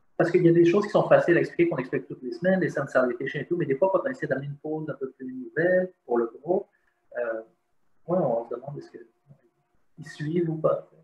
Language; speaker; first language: French; early bilingual, other home language; Arabic